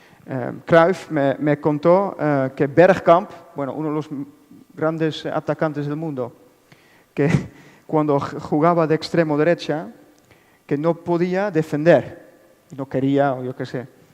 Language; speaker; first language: Spanish; non-native, fluent; Dutch